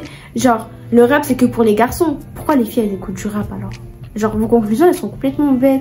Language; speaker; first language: French; native; French